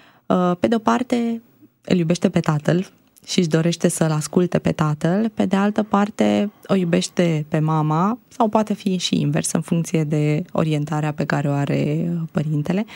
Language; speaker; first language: Romanian; native; Romanian